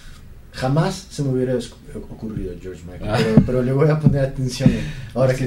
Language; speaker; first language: Spanish; native; Spanish